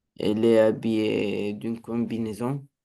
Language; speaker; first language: French; non-native, learner; Romanian